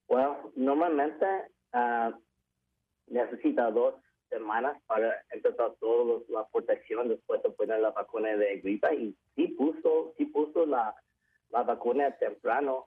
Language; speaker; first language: Spanish; early bilingual, heritage; English